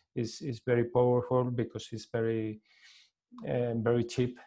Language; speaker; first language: English; non-native, learner; Spanish